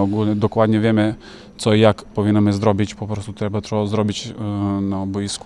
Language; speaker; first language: Polish; non-native, fluent; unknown